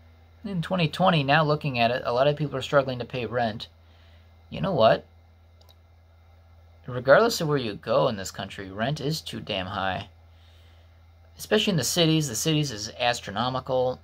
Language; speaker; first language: English; native; English